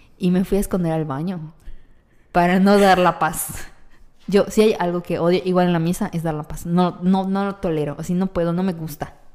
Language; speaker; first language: Spanish; native; Spanish